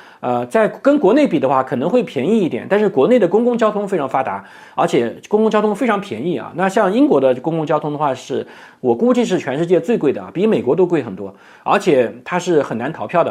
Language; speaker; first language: Chinese; native; Chinese